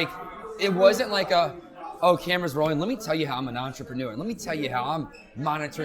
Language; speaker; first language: English; native; English